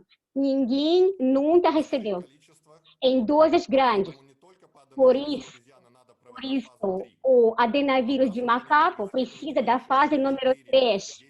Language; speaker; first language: Portuguese; non-native, fluent; Russian